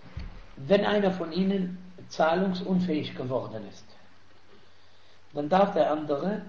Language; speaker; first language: German; non-native, fluent; Arabic